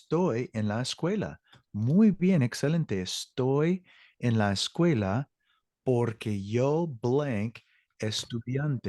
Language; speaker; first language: Spanish; non-native, learner; English